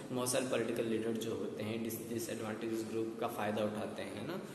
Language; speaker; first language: Hindi; native; Hindi